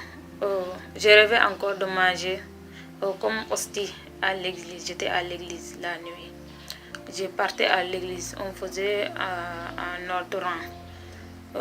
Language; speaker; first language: French; non-native, local second language; Wolof